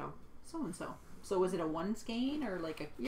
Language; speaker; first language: English; native; English